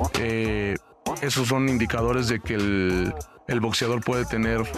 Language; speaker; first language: Spanish; native; Spanish